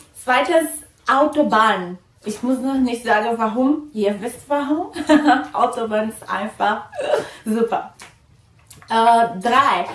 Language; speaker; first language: German; non-native, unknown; Portuguese